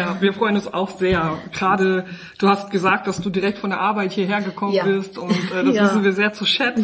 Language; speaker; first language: German; native; German